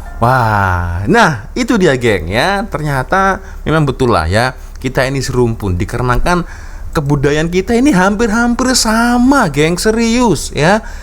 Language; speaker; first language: Malay; native; Malay